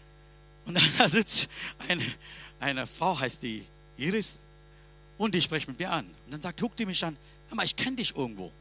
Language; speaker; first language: German; non-native, learner; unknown